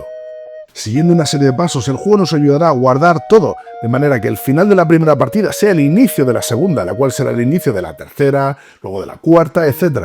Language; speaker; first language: Spanish; native; Spanish